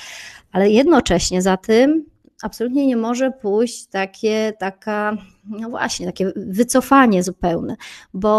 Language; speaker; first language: Polish; native; Polish